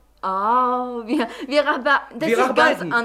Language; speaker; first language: German; non-native, fluent; French